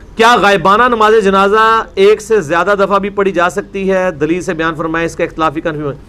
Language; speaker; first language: Urdu; non-native, local second language; Punjabi